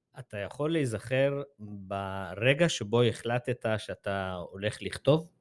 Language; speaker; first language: Hebrew; native; Hebrew